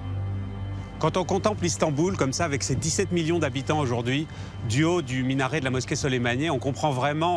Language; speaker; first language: French; native; French